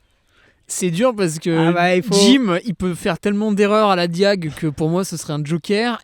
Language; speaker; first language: French; native; French